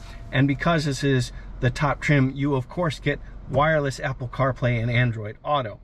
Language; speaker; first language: English; native; English